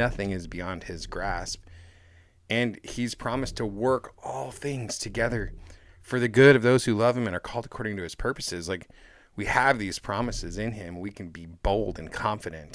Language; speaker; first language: English; native; English